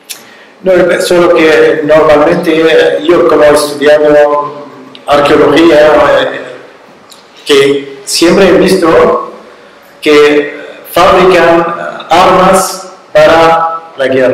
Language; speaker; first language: Spanish; non-native, learner; Arabic